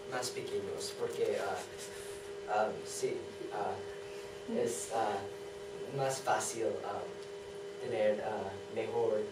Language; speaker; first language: Spanish; non-native, learner; English